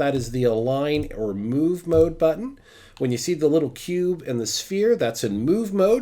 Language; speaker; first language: English; native; English